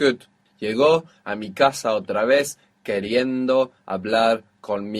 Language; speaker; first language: Spanish; non-native, fluent; English